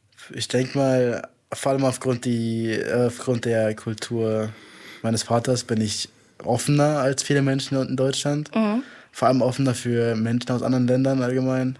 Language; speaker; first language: German; native; German